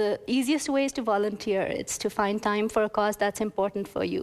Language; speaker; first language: English; non-native, local second language; Urdu